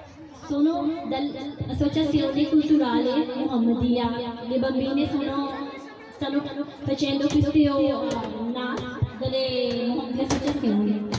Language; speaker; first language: Italian; non-native, learner; Urdu